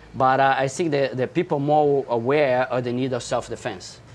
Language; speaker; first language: English; non-native, fluent; Portuguese